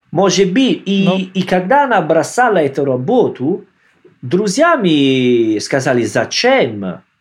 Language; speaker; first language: Russian; non-native, learner; Italian